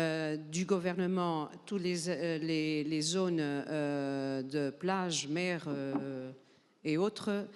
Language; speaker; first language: French; non-native, fluent; Portuguese